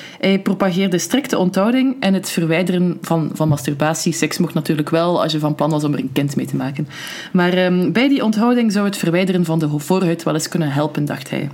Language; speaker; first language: Dutch; native; Dutch